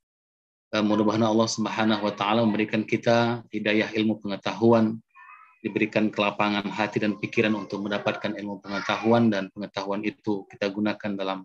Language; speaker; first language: Indonesian; native; Indonesian